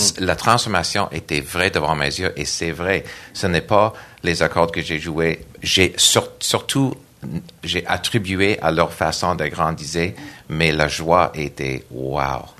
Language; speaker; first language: French; non-native, local second language; English